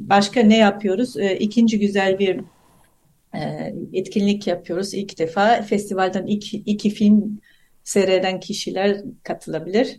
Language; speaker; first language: Turkish; non-native, fluent; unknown